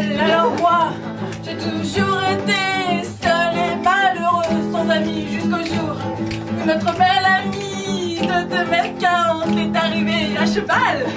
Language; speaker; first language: French; native; French